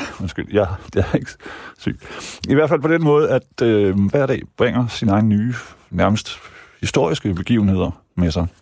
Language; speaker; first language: Danish; native; Danish